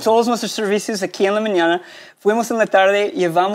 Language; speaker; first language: Spanish; non-native, fluent; English